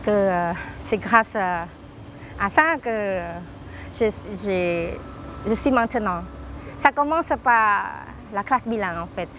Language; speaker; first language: French; non-native, fluent; Khmer